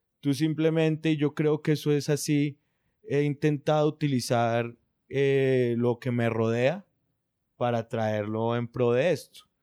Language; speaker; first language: Spanish; native; Spanish